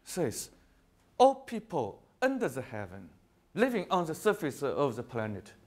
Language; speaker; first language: English; non-native, fluent; Chinese